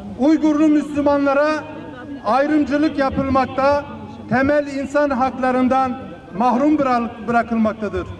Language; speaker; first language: Turkish; native; Turkish